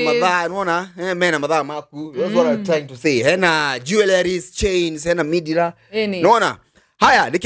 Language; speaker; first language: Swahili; non-native, local second language; Kikuyu